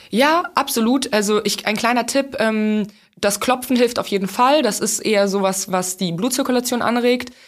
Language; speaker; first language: German; non-native, fluent; Russian